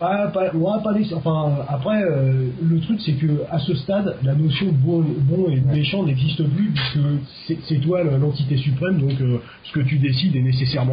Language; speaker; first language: French; native; French